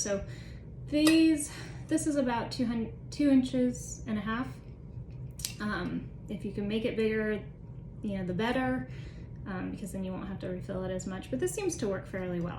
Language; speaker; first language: English; native; English